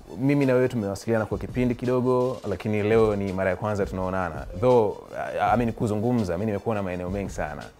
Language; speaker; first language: Swahili; native; Swahili